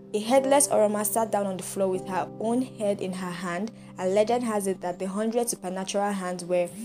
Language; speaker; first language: English; non-native, local second language; Yoruba